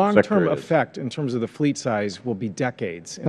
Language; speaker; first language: English; native; English